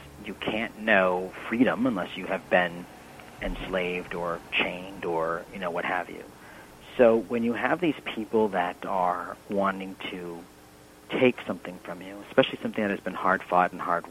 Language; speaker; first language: English; native; English